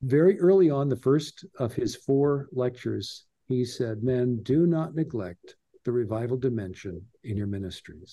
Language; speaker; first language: English; native; English